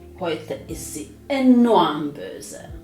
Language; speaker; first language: German; non-native, fluent; Ukrainian